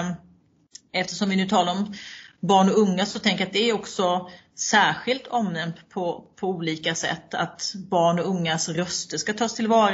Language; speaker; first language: Swedish; native; Swedish